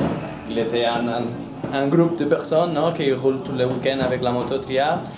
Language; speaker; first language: French; non-native, learner; Spanish